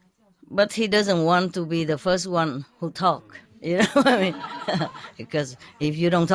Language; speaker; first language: English; non-native, fluent; Vietnamese